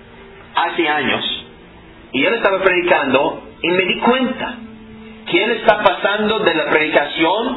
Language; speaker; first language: Spanish; non-native, fluent; English